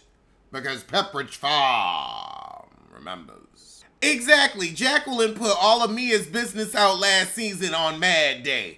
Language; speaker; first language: English; native; English